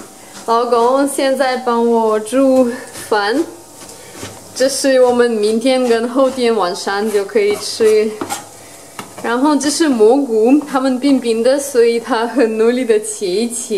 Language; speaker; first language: Chinese; non-native, fluent; Russian